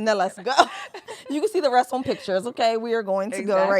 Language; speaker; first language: English; native; English